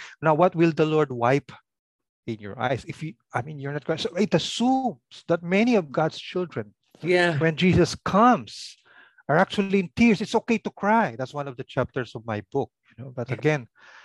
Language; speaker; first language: English; non-native, local second language; Pangasinan